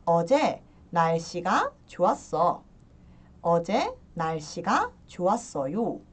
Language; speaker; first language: Korean; early bilingual, heritage; Korean